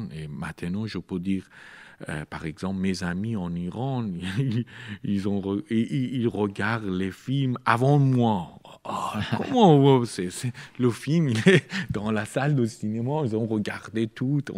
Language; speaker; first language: French; non-native, learner; Persian